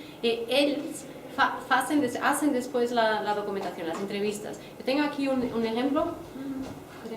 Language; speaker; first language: Spanish; non-native, fluent; Portuguese